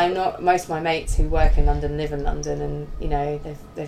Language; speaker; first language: English; native; English